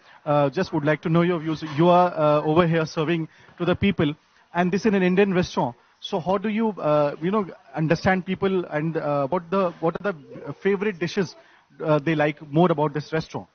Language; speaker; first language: Hindi; native; Hindi